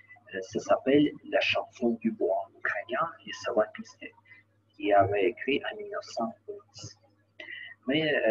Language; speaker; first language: French; non-native, learner; Ukrainian